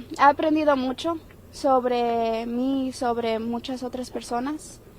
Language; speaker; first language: Spanish; early bilingual, heritage; Spanish